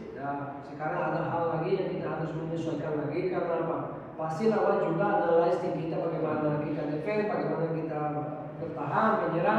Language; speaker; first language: Indonesian; non-native, fluent; Portuguese